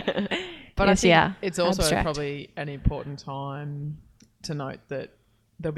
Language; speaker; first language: English; native; English